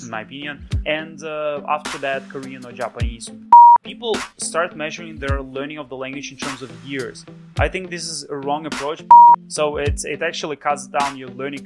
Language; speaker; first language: English; non-native, fluent; Russian